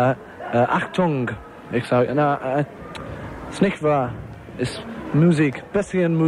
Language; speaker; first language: German; non-native, learner; English